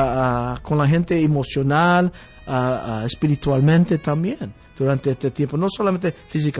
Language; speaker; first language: Spanish; early bilingual, heritage; Spanish